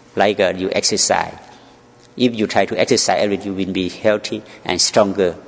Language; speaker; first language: English; non-native, learner; Thai